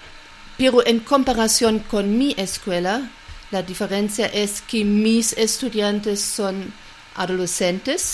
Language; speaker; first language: Spanish; non-native, fluent; German